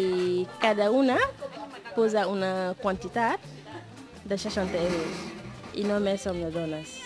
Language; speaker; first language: Catalan; non-native, learner; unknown